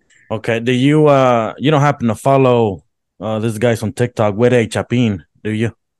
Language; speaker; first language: English; early bilingual, other home language; Spanish